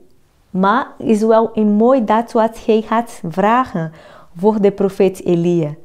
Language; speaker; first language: Dutch; non-native, fluent; Portuguese